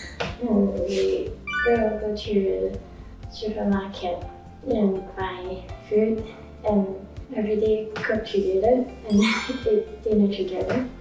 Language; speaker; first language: English; non-native, learner; Cantonese